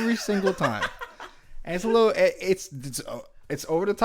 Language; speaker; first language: English; native; English